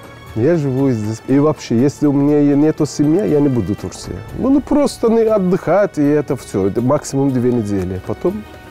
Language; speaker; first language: Russian; non-native, learner; Turkish